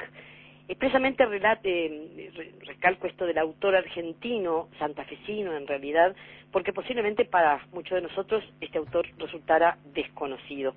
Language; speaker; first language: Spanish; native; Spanish